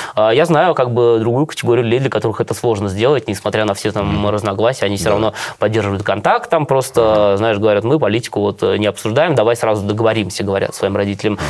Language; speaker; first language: Russian; native; Russian